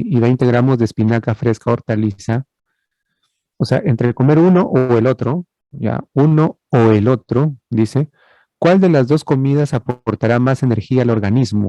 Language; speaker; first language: Spanish; native; Spanish